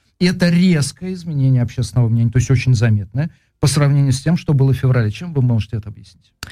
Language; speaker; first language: Russian; native; Russian